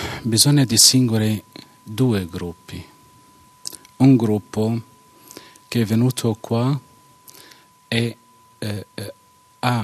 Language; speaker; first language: Italian; non-native, fluent; Arabic